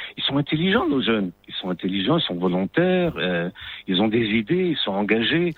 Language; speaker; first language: French; non-native, local second language; Arabic